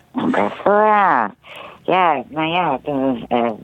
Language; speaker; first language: German; native; German